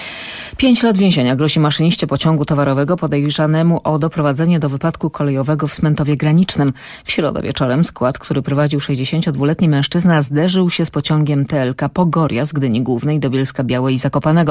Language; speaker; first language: Polish; native; Polish